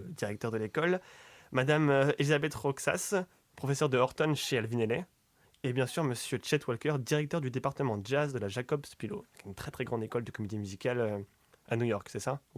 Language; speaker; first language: French; native; French